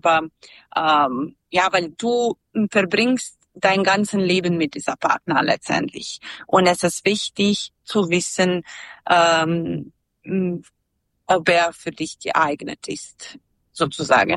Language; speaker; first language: German; non-native, fluent; Serbian